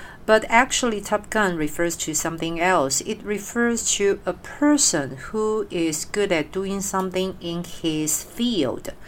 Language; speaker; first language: English; non-native, fluent; Chinese